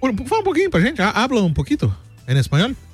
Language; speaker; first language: Portuguese; native; Portuguese